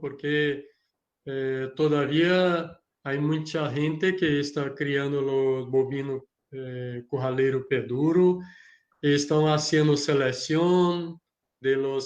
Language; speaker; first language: Spanish; non-native, learner; Portuguese